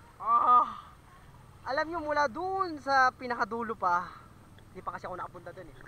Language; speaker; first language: Filipino; non-native, local second language; Surigaonon